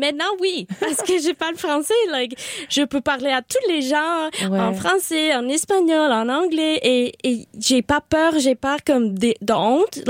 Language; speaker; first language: French; non-native, local second language; Spanish